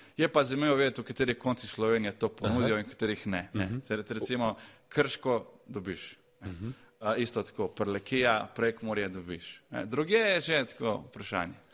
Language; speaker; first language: Slovenian; early bilingual, other home language; Croatian